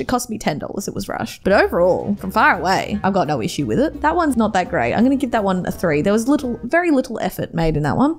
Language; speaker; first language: English; native; English